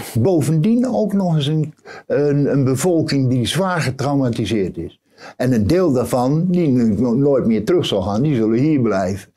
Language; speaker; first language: Dutch; native; Dutch